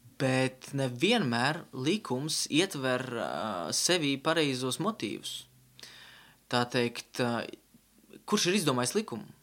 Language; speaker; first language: Latvian; non-native, local second language; Russian